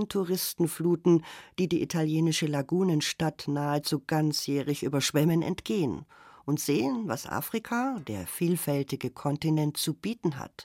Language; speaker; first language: German; native; German